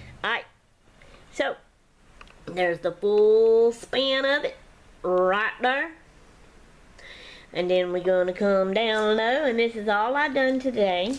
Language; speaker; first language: English; native; English